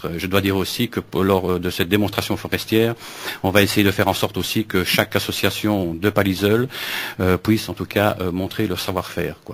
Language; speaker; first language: French; native; French